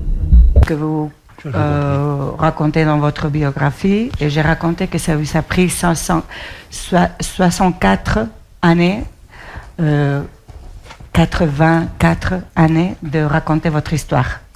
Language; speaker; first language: French; non-native, fluent; Spanish